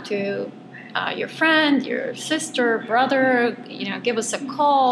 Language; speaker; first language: English; non-native, fluent; Bosnian